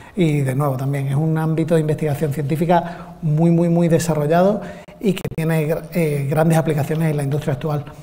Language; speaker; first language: Spanish; native; Spanish